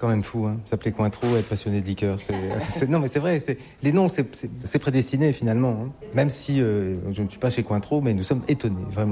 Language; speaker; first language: French; native; French